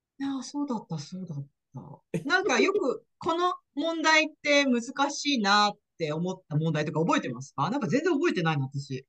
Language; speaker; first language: Japanese; native; Japanese